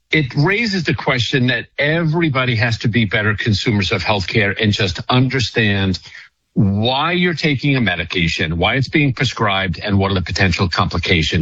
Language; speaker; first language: English; native; English